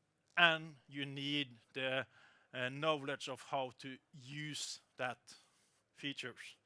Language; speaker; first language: English; non-native, fluent; Norwegian